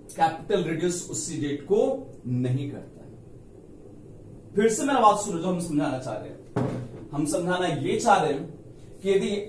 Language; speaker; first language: Hindi; native; Hindi